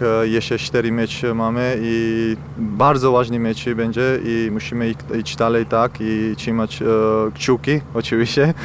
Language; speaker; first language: Polish; non-native, learner; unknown